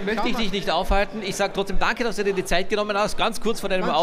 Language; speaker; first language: German; native; German